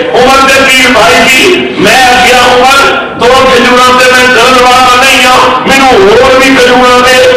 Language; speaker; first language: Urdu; non-native, local second language; Punjabi